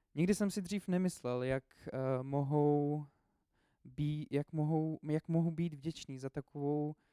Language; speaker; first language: Czech; native; Czech